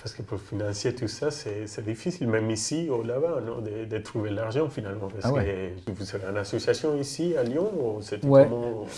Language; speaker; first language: French; non-native, fluent; Spanish